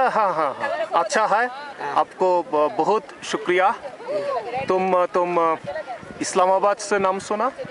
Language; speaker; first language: Hindi; non-native, learner; Bangla